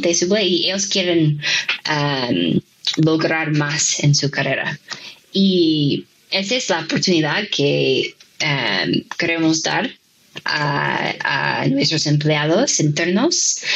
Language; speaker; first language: Spanish; non-native, fluent; English